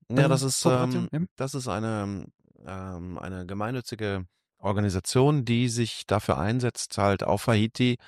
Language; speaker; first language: German; native; German